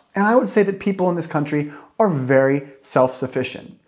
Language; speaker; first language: English; native; English